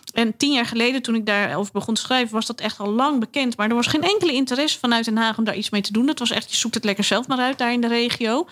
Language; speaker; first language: Dutch; native; Dutch